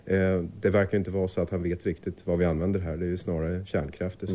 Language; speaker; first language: Swedish; native; Swedish